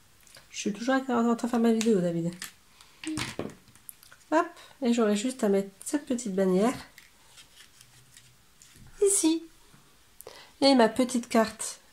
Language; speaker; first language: French; native; French